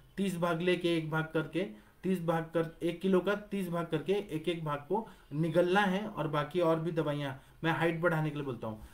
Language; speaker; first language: Hindi; non-native, local second language; Marathi